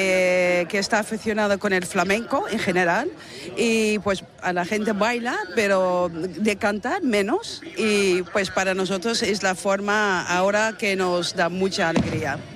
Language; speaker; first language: Spanish; non-native, fluent; Dutch